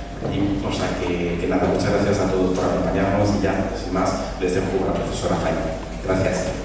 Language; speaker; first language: Spanish; native; Spanish